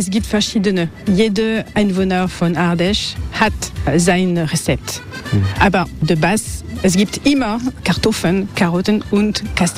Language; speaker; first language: German; non-native, learner; French